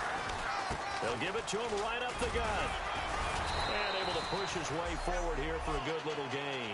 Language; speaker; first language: English; native; English